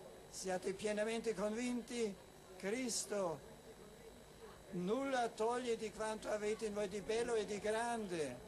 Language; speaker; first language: Italian; non-native, fluent; German